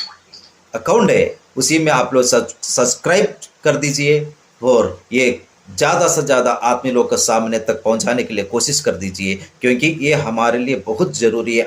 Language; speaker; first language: Hindi; non-native, local second language; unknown